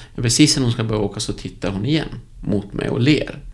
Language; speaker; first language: Swedish; early bilingual, other home language; Spanish